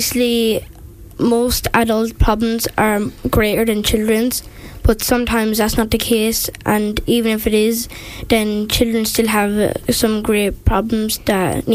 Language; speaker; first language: English; native; English